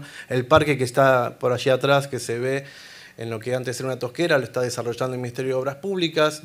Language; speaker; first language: Spanish; native; Spanish